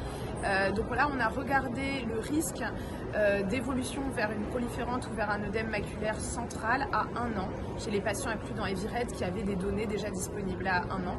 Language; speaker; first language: French; native; French